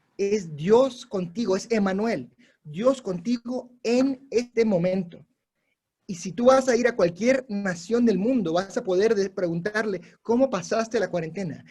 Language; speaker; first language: Spanish; non-native, local second language; English